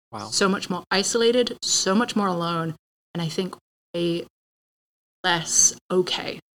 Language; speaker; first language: English; native; English